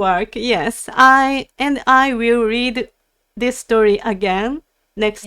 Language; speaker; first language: English; non-native, learner; Japanese